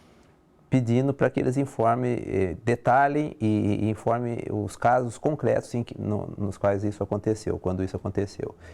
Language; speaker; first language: Portuguese; native; Portuguese